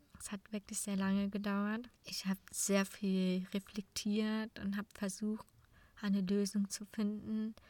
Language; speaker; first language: German; non-native, fluent; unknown